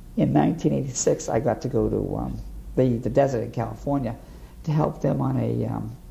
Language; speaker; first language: English; native; English